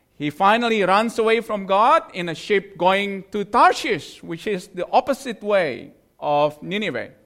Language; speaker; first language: English; non-native, fluent; Indonesian